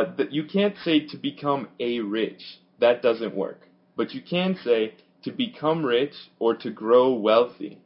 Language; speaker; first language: English; native; English